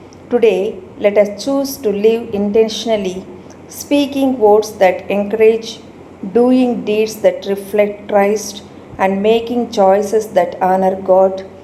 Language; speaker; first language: English; non-native, local second language; Telugu